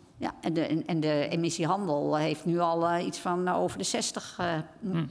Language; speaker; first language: Dutch; native; Dutch